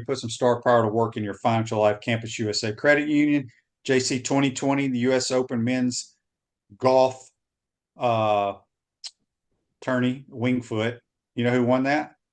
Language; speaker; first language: English; native; English